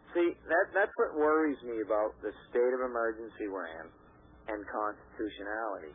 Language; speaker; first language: English; native; English